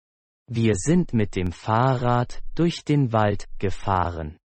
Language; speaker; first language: German; non-native, fluent; Persian